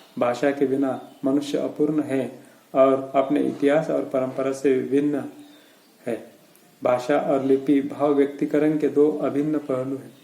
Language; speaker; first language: Hindi; non-native, local second language; Marathi